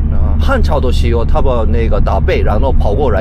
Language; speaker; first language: Chinese; non-native, fluent; Korean